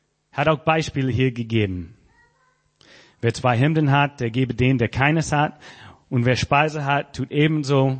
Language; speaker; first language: German; non-native, fluent; English